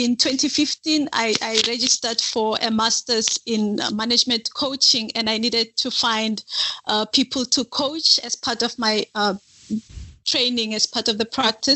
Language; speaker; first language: English; non-native, local second language; Northern Sotho